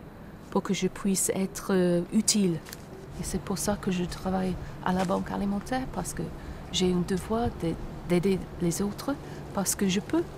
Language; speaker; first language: French; non-native, fluent; English